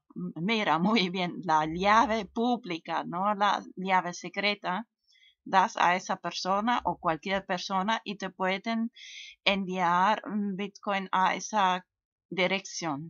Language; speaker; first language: Spanish; non-native, fluent; German